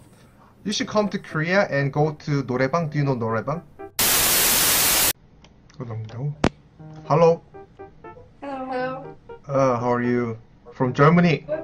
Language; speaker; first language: English; non-native, fluent; Korean